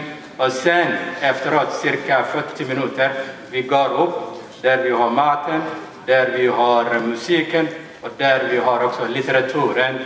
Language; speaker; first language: Swedish; early bilingual, other home language; Somali